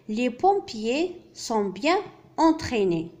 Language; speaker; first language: French; non-native, local second language; Arabic